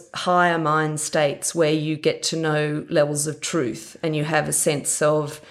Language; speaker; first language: English; native; English